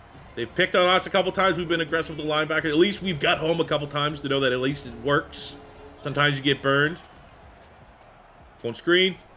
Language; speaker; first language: English; native; English